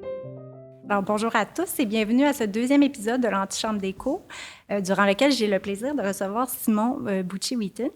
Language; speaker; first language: French; native; French